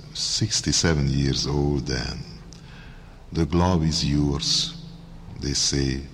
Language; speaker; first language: English; non-native, fluent; Hungarian